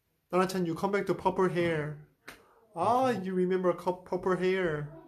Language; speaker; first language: English; non-native, learner; Korean